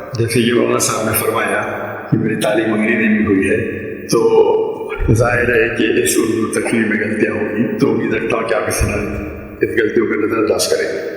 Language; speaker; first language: Urdu; non-native, local second language; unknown